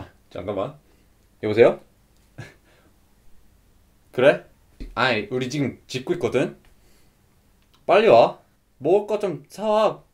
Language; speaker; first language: Korean; non-native, fluent; English